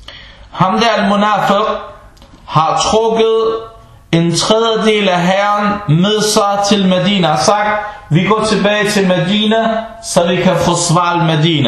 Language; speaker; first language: Danish; early bilingual, other home language; Arabic